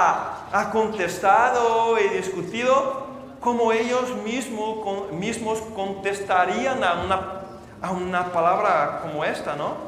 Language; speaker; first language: Spanish; non-native, fluent; Portuguese